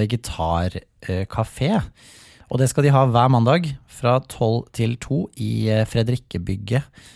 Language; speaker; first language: Norwegian; native; Norwegian